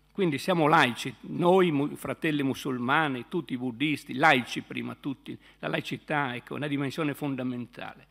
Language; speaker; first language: Italian; native; Italian